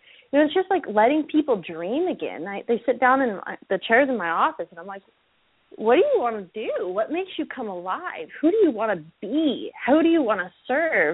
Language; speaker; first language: English; native; English